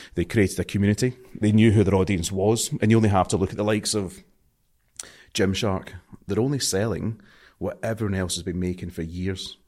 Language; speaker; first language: English; native; English